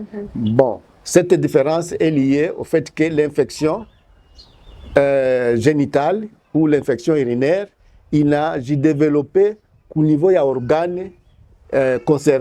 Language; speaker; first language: French; non-native, local second language; Swahili